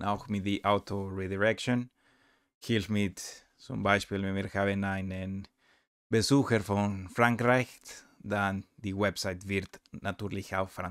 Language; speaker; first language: German; non-native, learner; Spanish